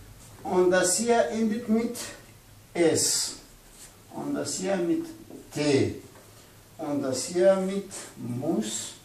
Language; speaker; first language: German; non-native, fluent; Pashto